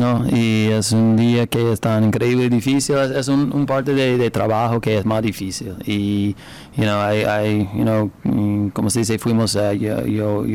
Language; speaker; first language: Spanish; non-native, learner; English